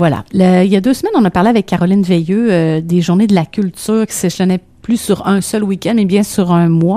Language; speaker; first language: French; native; French